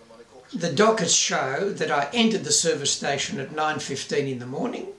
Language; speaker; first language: English; native; English